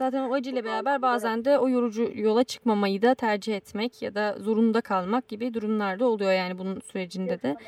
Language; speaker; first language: Turkish; native; Turkish